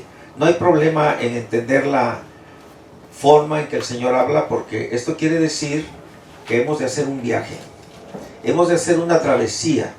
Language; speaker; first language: Spanish; native; Spanish